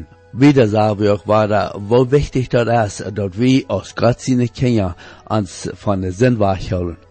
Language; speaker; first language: German; non-native, learner; Plautdietsch